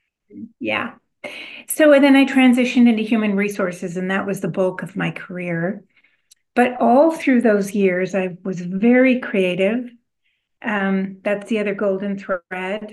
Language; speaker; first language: English; native; English